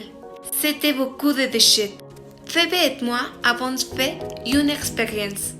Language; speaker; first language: French; non-native, learner; Spanish